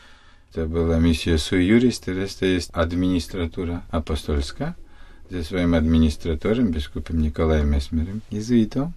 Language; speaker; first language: Polish; non-native, fluent; Russian